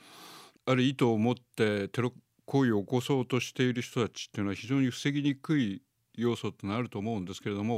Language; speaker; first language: Japanese; native; Japanese